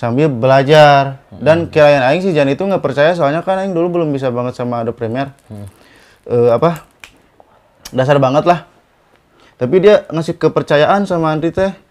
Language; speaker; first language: Indonesian; non-native, local second language; Sundanese